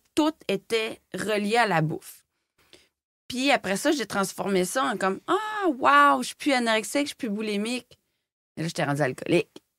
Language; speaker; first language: French; native; French